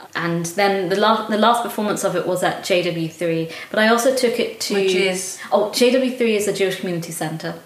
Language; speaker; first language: English; native; English